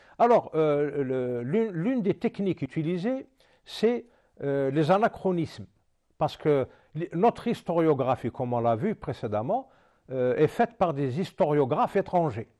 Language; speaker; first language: French; non-native, local second language; Arabic